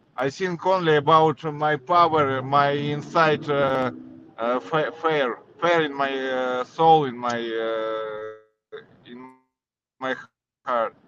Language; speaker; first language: English; non-native, learner; Russian